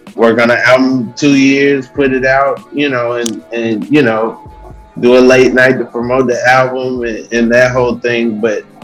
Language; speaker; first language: English; native; English